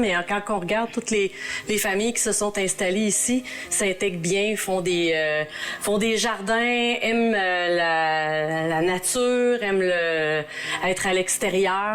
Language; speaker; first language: French; native; French